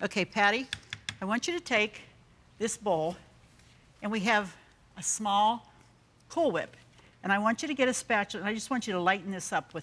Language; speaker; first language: English; native; English